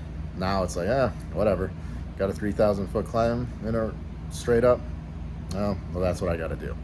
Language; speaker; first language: English; native; English